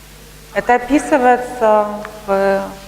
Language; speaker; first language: Russian; native; Russian